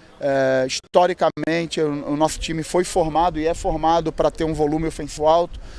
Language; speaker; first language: Portuguese; native; Portuguese